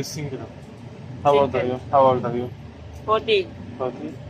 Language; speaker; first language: English; non-native, learner; Polish